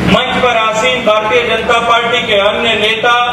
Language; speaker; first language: Hindi; native; Hindi